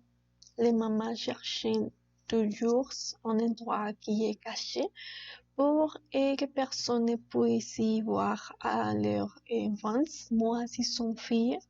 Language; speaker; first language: French; non-native, learner; Spanish